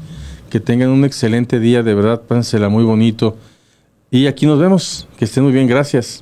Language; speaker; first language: Spanish; native; Spanish